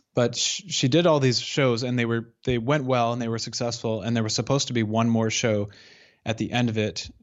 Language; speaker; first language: English; native; English